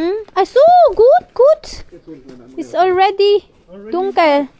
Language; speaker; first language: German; non-native, learner; Filipino